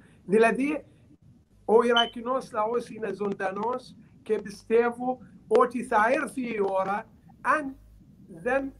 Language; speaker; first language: Greek; non-native, learner; Arabic